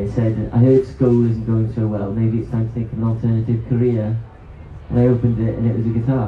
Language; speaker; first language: English; native; English